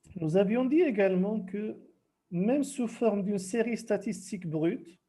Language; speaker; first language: French; non-native, local second language; Arabic